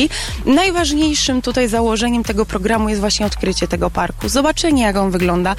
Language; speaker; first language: Polish; native; Polish